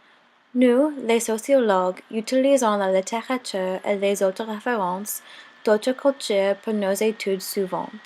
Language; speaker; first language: French; non-native, learner; English